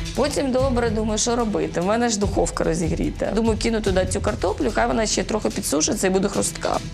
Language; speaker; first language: Ukrainian; early bilingual, other home language; Uzbek